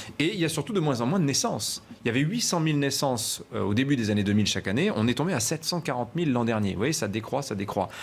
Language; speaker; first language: French; native; French